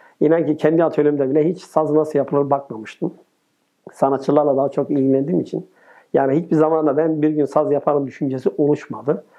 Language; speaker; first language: Turkish; native; Turkish